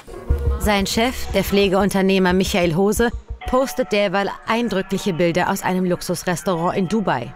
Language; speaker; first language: German; native; German